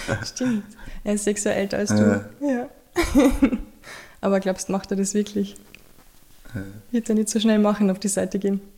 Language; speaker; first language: German; native; German